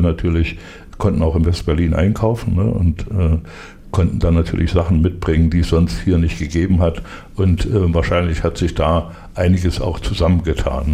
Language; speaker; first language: German; native; German